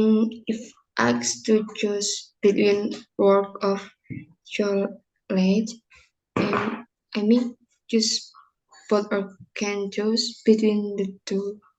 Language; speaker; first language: English; non-native, learner; Indonesian